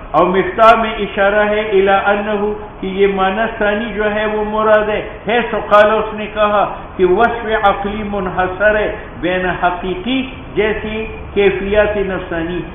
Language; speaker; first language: Urdu; non-native, local second language; Pashto